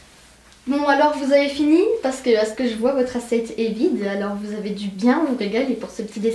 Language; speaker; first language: French; native; French